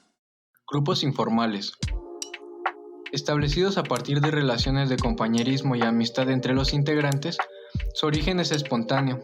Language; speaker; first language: Spanish; native; Spanish